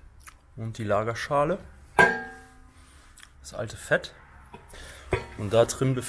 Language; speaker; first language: German; native; German